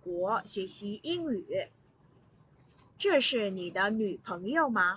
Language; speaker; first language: Chinese; non-native, fluent; Vietnamese